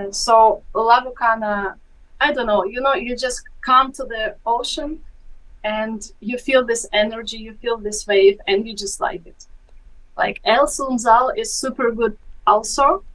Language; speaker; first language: English; non-native, fluent; Ukrainian